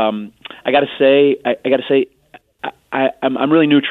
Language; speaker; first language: English; native; English